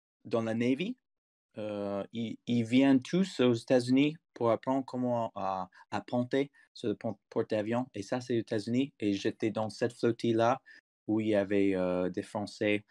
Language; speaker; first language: French; non-native, fluent; English